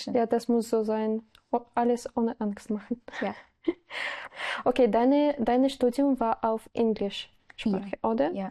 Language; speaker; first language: German; non-native, learner; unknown